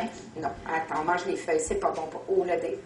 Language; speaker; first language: French; native; French